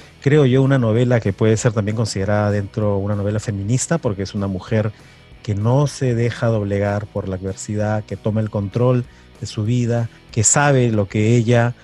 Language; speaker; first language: Spanish; native; Spanish